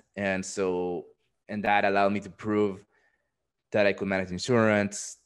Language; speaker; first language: English; non-native, fluent; Spanish